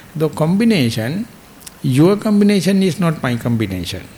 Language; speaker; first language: English; non-native, local second language; Sinhala